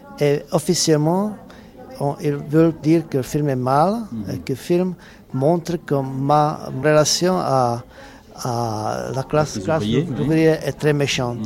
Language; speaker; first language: French; non-native, learner; Czech